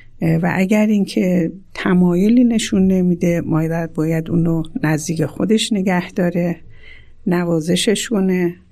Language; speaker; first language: Persian; native; Persian